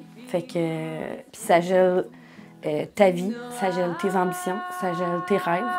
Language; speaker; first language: French; native; French